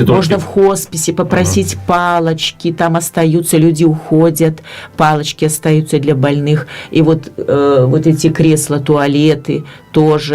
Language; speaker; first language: Russian; native; Russian